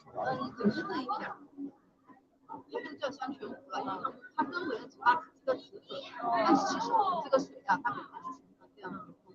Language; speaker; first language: Chinese; native; Chinese